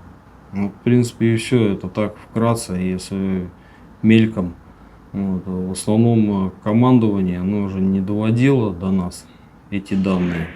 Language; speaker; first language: Russian; native; Russian